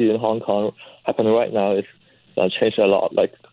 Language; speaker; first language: English; non-native, local second language; Cantonese